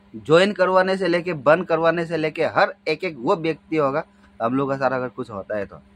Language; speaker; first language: Hindi; non-native, local second language; Adi